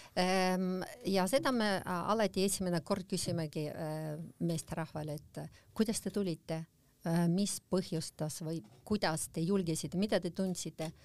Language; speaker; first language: Estonian; non-native, local second language; Russian